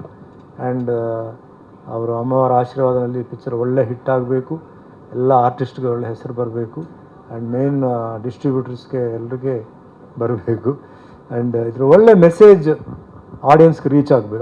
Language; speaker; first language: Kannada; non-native, fluent; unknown